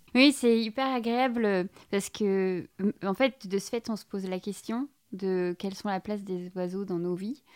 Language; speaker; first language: French; native; French